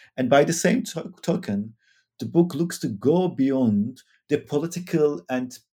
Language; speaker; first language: English; non-native, fluent; Turkish